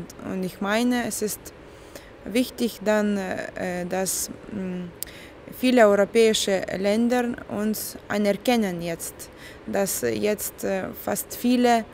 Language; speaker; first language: German; non-native, fluent; Lithuanian